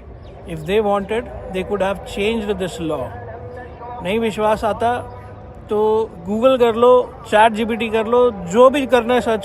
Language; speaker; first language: Hindi; non-native, local second language; Malayalam